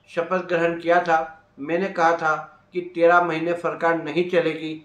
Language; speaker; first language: Hindi; native; Hindi